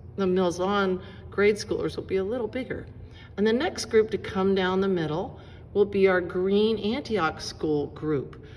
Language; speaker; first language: English; native; English